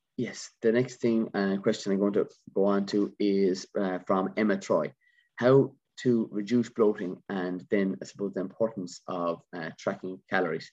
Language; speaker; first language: English; native; English